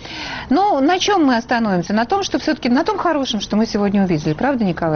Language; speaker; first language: Russian; native; Russian